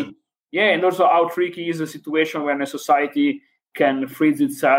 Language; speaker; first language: English; non-native, fluent; Italian